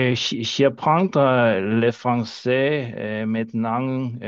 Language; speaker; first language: French; non-native, learner; Danish